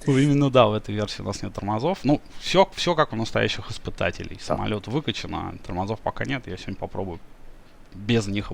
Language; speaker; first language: Russian; native; Russian